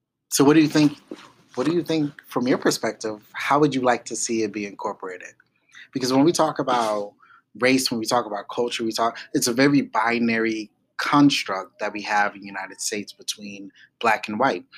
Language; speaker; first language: English; native; English